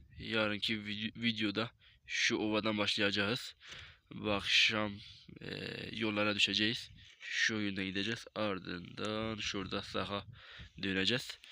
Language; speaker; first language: Turkish; non-native, local second language; Kurdish